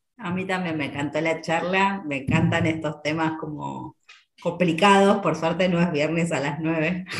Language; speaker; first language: Spanish; native; Spanish